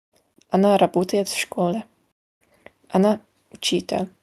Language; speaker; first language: Russian; non-native, learner; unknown